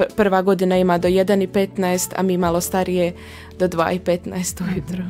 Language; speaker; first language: Croatian; native; Croatian